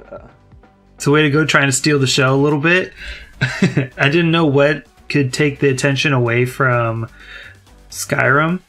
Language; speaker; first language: English; native; English